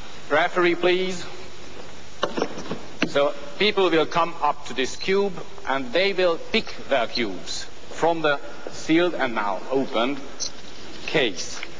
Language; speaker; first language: English; non-native, fluent; Hungarian